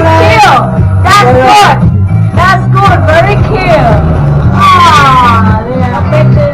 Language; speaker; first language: English; non-native, learner; Thai